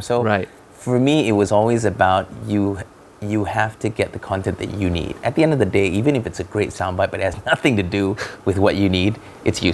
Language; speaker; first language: English; non-native, local second language; Malay